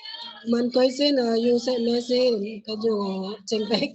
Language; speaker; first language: Cantonese; non-native, learner; Indonesian